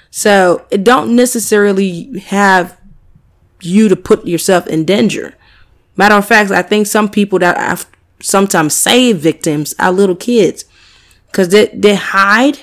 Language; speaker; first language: English; native; English